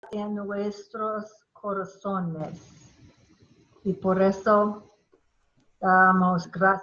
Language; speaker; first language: Spanish; non-native, fluent; English